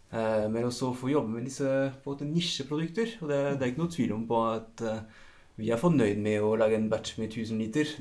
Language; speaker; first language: Norwegian; non-native, fluent; French